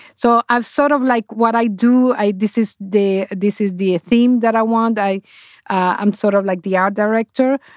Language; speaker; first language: English; non-native, fluent; Spanish